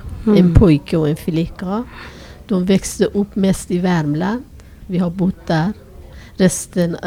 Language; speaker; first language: Swedish; non-native, fluent; Persian